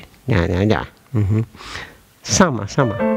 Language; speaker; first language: Polish; non-native, learner; Russian